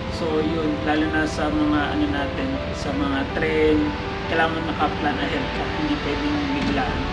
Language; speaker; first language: Filipino; native; Filipino